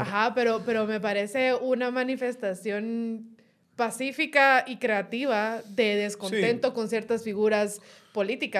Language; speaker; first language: Spanish; native; Spanish